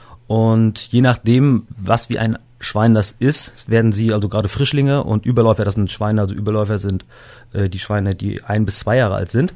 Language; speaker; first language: German; native; German